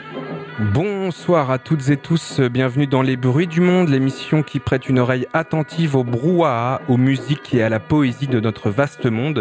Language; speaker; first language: French; native; French